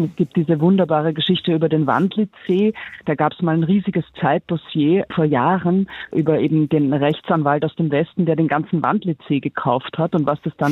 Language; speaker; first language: German; native; German